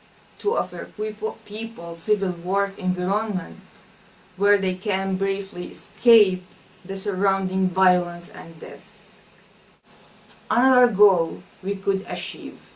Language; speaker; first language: English; non-native, fluent; Arabic